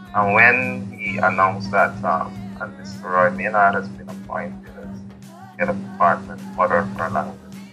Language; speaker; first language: English; native; English